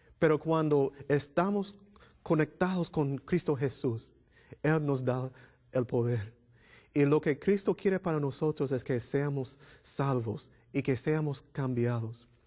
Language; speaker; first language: Spanish; non-native, fluent; English